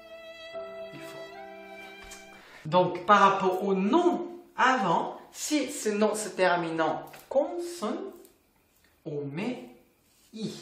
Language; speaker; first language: French; non-native, fluent; Korean